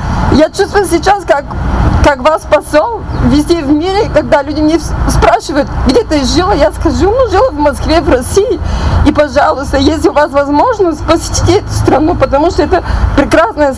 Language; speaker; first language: Russian; non-native, learner; Bulgarian